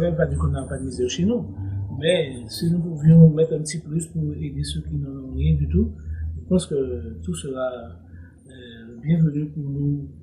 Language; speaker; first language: French; native; French